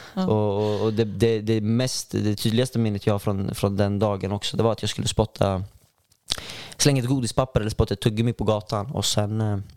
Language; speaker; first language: Swedish; native; Swedish